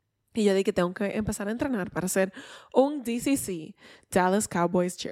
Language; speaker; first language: Spanish; native; Spanish